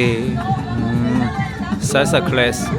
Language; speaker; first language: English; non-native, learner; Korean